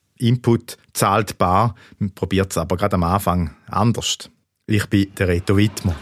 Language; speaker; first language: German; native; German